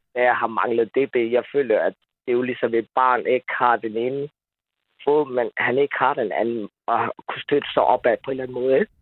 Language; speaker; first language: Danish; early bilingual, other home language; Somali